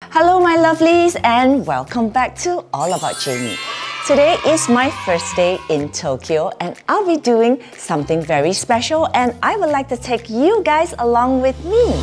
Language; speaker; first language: English; native; English